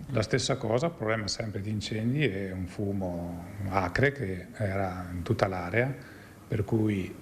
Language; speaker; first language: Italian; native; Italian